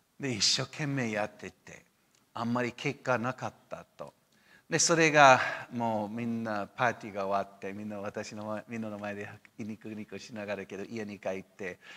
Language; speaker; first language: Japanese; non-native, fluent; English